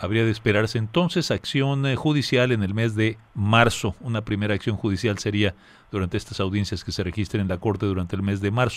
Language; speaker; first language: Spanish; native; Spanish